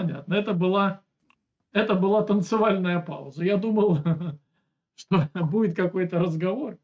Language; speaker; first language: Russian; native; Russian